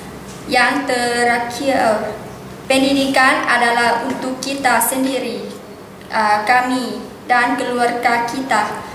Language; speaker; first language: Indonesian; non-native, learner; Lao